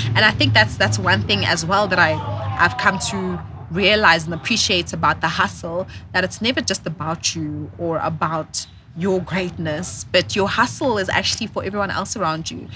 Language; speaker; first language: English; non-native, local second language; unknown